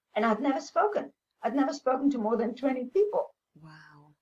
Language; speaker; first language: English; non-native, local second language; German